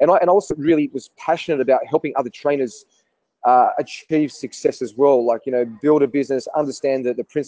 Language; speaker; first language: English; native; English